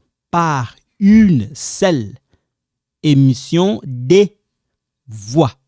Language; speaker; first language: French; non-native, local second language; Lingala